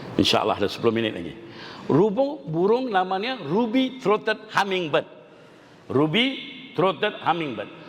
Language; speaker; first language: Malay; non-native, local second language; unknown